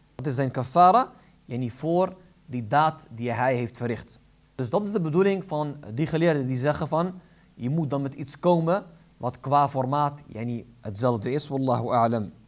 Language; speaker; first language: Dutch; early bilingual, other home language; Arabic